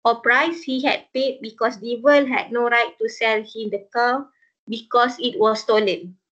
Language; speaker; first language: English; non-native, local second language; Malay